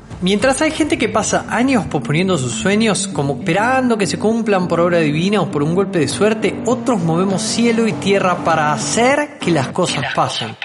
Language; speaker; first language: Spanish; native; Spanish